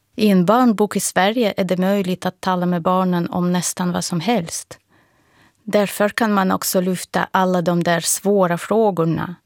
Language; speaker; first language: Swedish; non-native, fluent; Russian